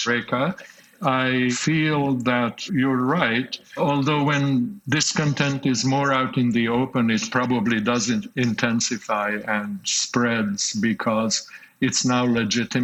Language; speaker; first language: English; non-native, fluent; Slovak